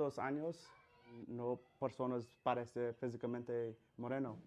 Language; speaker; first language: Spanish; non-native, learner; English